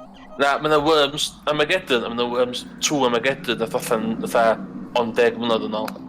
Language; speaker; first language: Welsh; native; Welsh